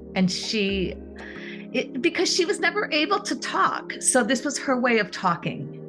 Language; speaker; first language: English; native; English